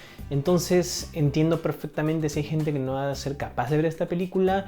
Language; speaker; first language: Spanish; native; Spanish